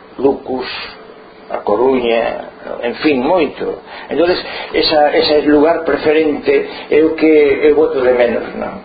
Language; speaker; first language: Galician; non-native, local second language; Spanish